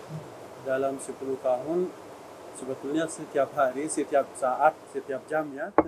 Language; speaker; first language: Indonesian; non-native, learner; Persian